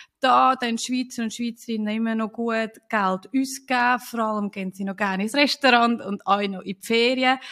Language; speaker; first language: German; native; German